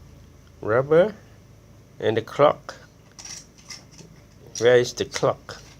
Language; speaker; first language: English; non-native, learner; Thai